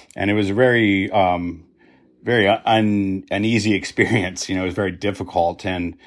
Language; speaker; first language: English; native; English